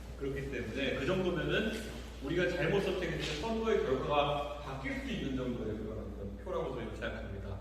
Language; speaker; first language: Korean; native; Korean